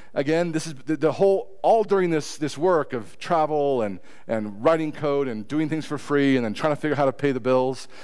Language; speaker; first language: English; native; English